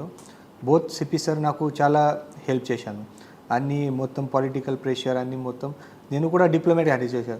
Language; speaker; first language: Telugu; non-native, learner; Marathi